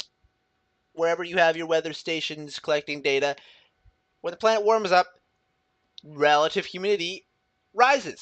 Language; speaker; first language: English; native; English